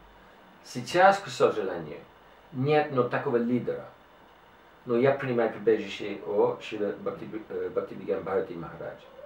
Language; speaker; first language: Russian; non-native, fluent; English